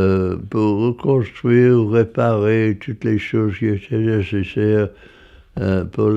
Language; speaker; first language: French; non-native, fluent; English